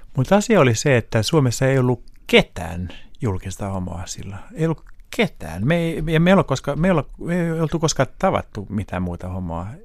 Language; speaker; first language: Finnish; non-native, local second language; Swedish